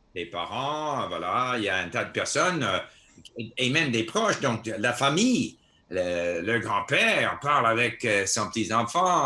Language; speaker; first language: French; non-native, fluent; English